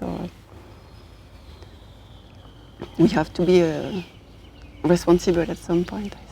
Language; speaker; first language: English; non-native, fluent; French